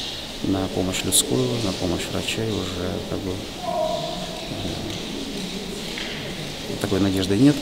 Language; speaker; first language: Russian; native; Russian